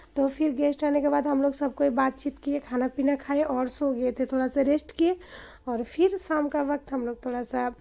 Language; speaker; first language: Hindi; non-native, local second language; Bangla